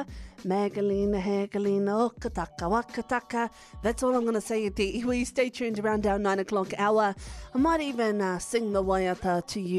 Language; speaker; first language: English; native; English